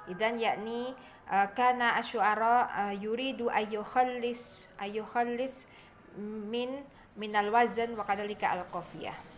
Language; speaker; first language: Arabic; non-native, fluent; Indonesian